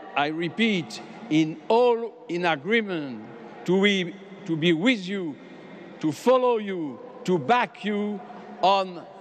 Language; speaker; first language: English; non-native, fluent; French